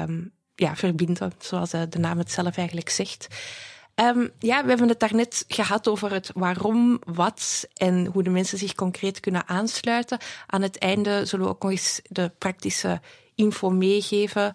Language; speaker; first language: Dutch; native; Dutch